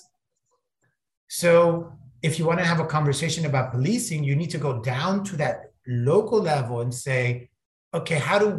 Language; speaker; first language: English; native; English